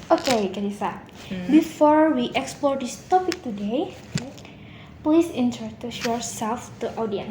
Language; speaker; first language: English; non-native, learner; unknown